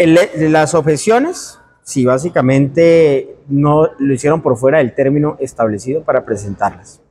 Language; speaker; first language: Spanish; native; Spanish